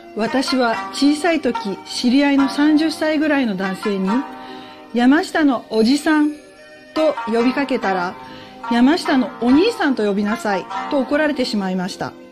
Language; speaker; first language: Japanese; native; Japanese